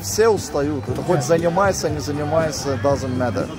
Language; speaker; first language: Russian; native; Russian